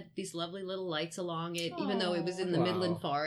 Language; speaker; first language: English; native; English